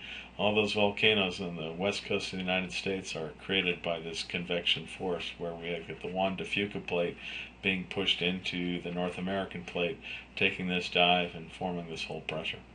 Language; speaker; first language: English; native; English